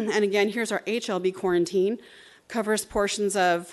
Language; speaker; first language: English; native; English